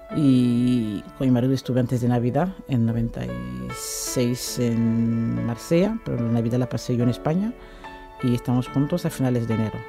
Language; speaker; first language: Spanish; non-native, fluent; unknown